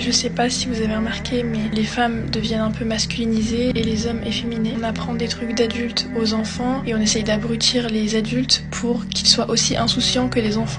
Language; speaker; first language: French; native; French